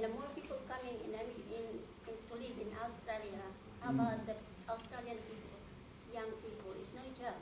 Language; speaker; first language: English; non-native, learner; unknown